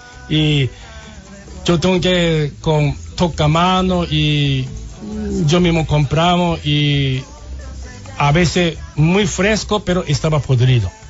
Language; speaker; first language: Spanish; non-native, learner; Japanese